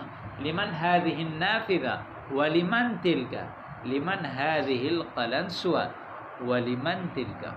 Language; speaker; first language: Arabic; non-native, fluent; Urdu